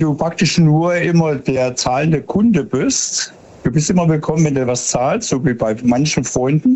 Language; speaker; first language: German; native; German